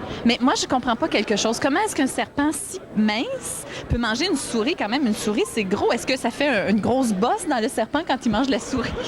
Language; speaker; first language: French; native; French